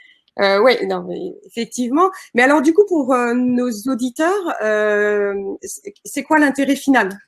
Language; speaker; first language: French; native; French